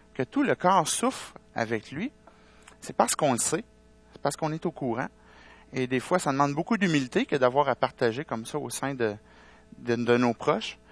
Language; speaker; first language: French; native; French